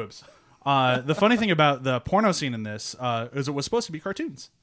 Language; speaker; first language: English; native; English